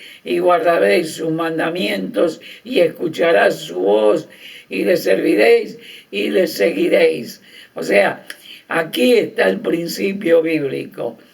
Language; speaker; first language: Spanish; native; Spanish